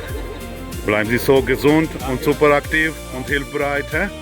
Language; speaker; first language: German; non-native, learner; Urdu